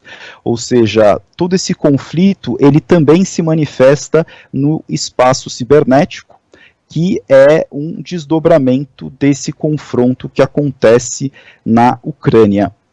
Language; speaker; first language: Portuguese; native; Portuguese